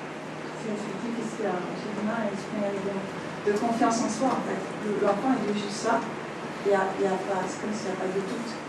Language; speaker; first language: French; native; French